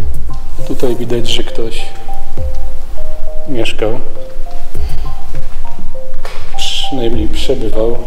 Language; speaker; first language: Polish; native; Polish